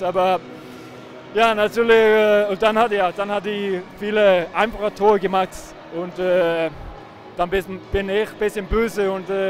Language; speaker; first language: German; non-native, learner; Icelandic